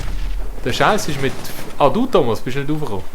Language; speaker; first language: German; native; German